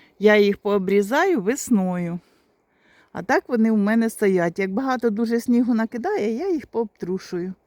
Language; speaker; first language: Ukrainian; native; Ukrainian